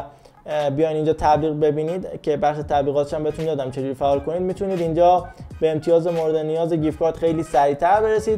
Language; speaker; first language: Persian; native; Persian